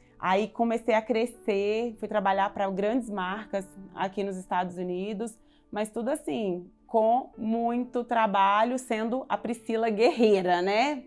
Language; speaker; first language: Portuguese; native; Portuguese